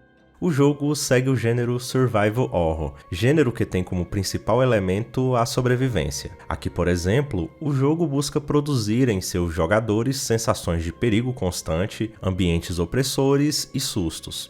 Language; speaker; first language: Portuguese; native; Portuguese